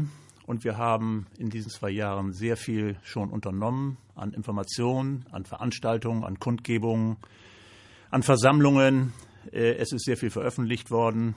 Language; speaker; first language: German; native; German